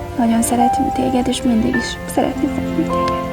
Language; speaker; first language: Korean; non-native, learner; Hungarian